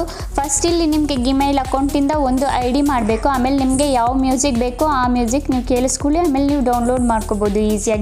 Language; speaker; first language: Kannada; native; Kannada